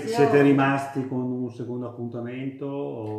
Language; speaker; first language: Italian; native; Italian